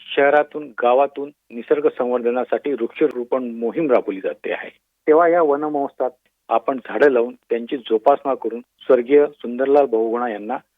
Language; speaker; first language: Marathi; native; Marathi